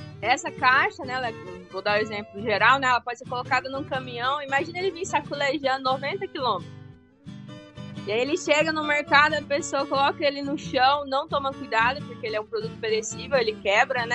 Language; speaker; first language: Portuguese; native; Portuguese